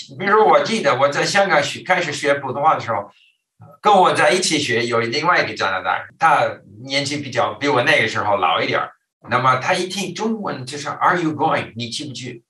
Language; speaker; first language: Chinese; non-native, fluent; English